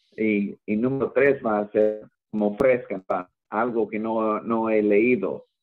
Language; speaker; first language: Spanish; non-native, fluent; English